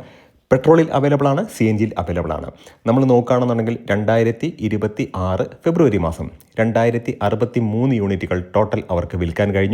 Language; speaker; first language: Malayalam; native; Malayalam